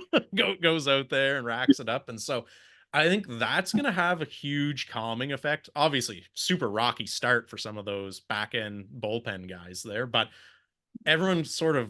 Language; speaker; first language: English; native; English